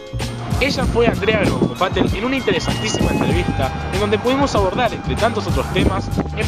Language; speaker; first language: Spanish; native; Spanish